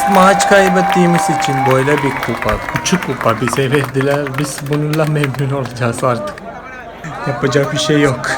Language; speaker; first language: Turkish; non-native, fluent; Malayalam